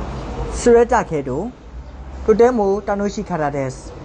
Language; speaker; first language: Japanese; non-native, learner; Burmese